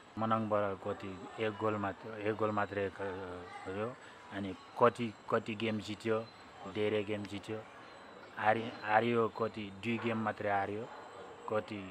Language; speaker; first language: Nepali; non-native, learner; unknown